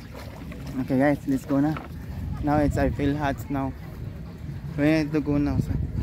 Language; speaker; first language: English; non-native, local second language; Filipino